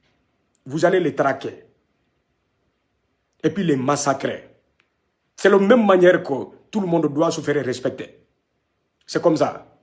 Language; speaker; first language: French; non-native, local second language; Wolof